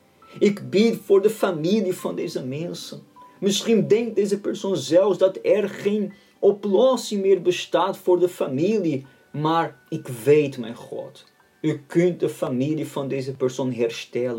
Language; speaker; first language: Dutch; non-native, fluent; Portuguese